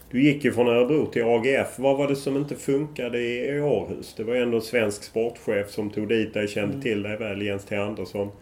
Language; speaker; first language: Swedish; native; Swedish